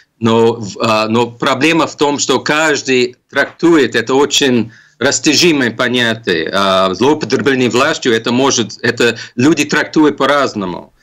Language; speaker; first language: Russian; non-native, fluent; English